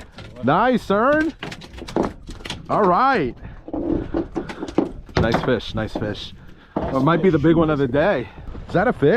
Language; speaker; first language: English; native; English